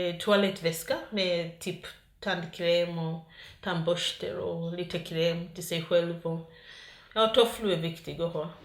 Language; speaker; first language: Swedish; non-native, fluent; Ganda